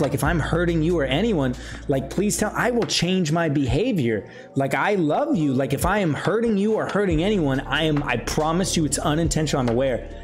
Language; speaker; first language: English; native; English